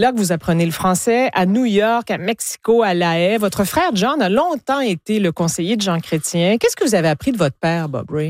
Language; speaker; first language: French; native; French